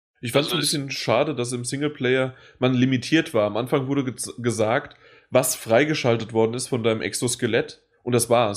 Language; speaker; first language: German; native; German